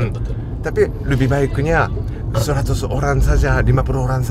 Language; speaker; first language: Indonesian; non-native, fluent; Japanese